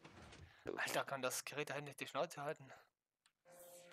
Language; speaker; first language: German; native; German